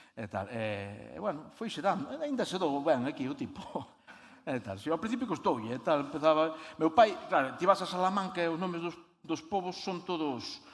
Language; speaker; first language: Galician; native; Galician